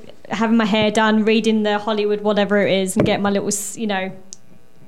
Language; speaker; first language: English; native; English